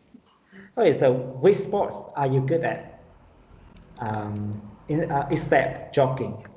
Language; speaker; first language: English; non-native, fluent; Vietnamese